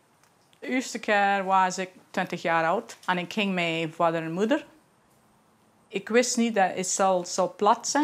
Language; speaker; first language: Dutch; early bilingual, heritage; English